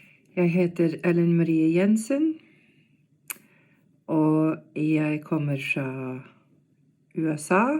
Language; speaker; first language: Norwegian; non-native, fluent; English